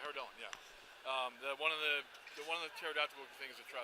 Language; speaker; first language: English; native; English